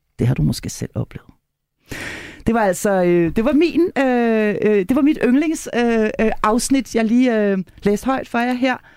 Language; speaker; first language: Danish; native; Danish